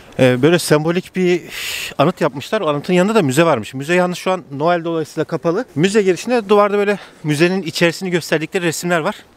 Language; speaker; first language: Turkish; native; Turkish